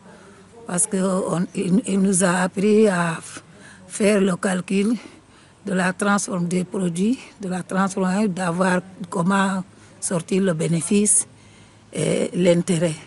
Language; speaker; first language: French; non-native, learner; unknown